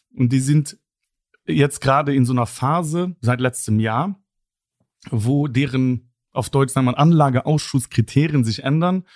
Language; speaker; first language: German; non-native, local second language; Luxembourgish